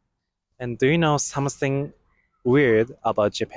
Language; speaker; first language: English; non-native, fluent; Japanese